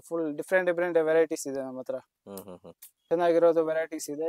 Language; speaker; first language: Kannada; non-native, local second language; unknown